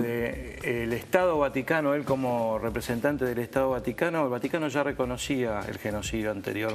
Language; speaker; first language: Spanish; native; Spanish